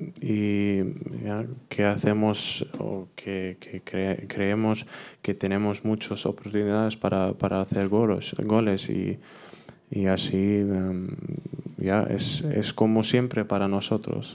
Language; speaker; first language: Spanish; non-native, fluent; German